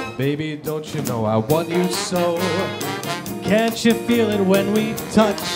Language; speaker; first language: English; native; English